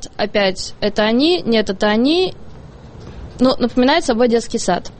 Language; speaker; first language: Russian; native; Russian